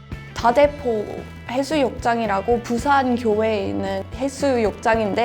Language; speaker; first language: Korean; non-native, fluent; English